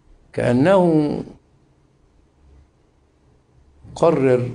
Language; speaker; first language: Arabic; native; Arabic